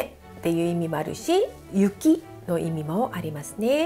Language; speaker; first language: Japanese; non-native, fluent; Korean